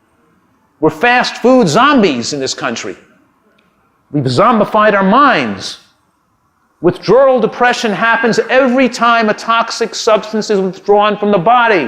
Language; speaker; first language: English; native; English